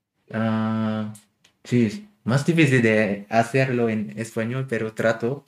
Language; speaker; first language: Spanish; non-native, learner; German